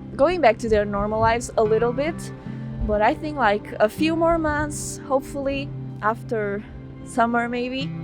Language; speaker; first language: English; non-native, fluent; Portuguese